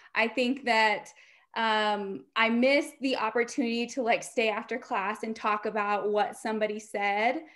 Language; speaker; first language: English; native; English